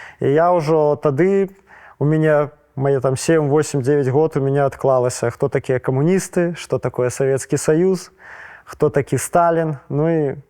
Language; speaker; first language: Belarusian; non-native, local second language; Russian